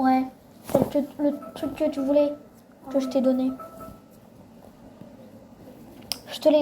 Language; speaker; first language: French; native; French